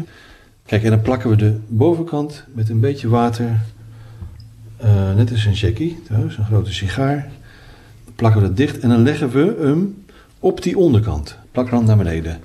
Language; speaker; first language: Dutch; native; Dutch